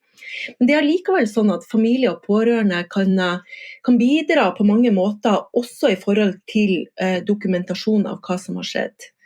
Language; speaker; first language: Norwegian; native; Norwegian